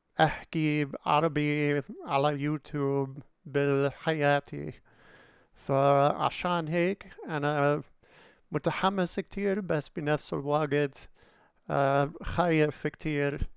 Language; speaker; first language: Arabic; non-native, learner; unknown